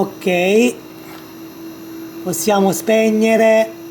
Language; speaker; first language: Italian; native; Italian